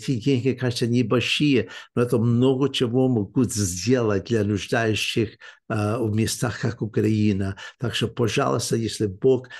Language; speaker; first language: Russian; early bilingual, heritage; English